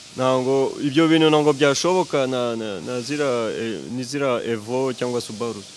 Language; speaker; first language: Kinyarwanda; native; Kinyarwanda